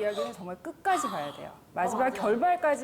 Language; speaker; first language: Korean; native; Korean